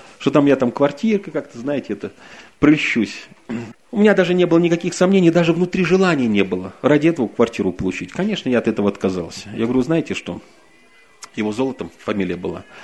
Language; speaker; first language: Russian; native; Russian